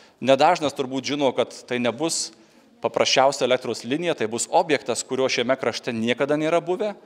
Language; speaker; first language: Lithuanian; native; Lithuanian